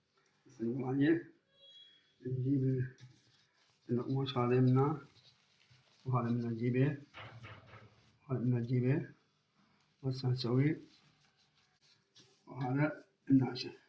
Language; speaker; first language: Arabic; native; Arabic